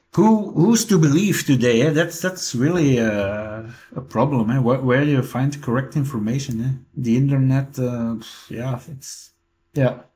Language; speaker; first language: English; non-native, fluent; Dutch